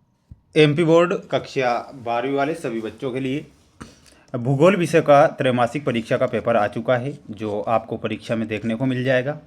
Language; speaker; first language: Hindi; native; Hindi